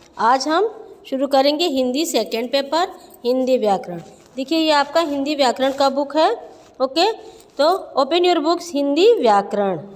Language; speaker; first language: Hindi; native; Hindi